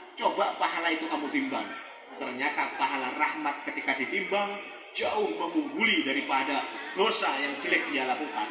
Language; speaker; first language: Indonesian; non-native, local second language; Javanese